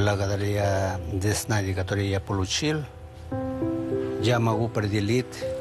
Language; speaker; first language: Russian; non-native, learner; Spanish